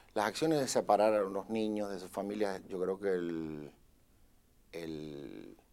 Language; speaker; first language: Spanish; native; Spanish